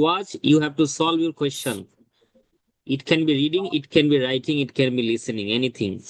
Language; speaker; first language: English; non-native, fluent; Bangla